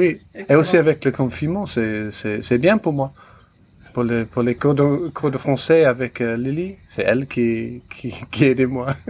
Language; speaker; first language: French; non-native, learner; English